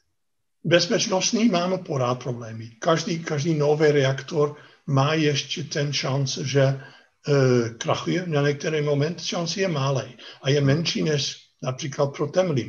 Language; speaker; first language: Czech; non-native, fluent; Dutch